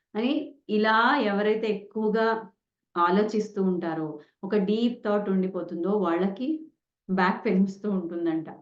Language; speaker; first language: Telugu; non-native, local second language; Kannada